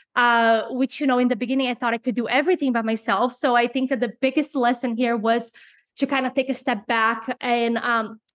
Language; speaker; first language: English; non-native, fluent; Portuguese